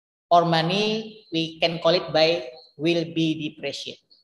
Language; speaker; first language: English; non-native, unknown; Indonesian